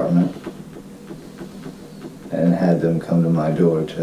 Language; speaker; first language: English; native; English